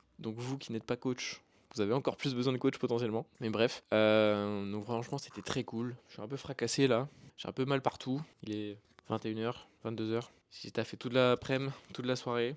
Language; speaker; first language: French; native; French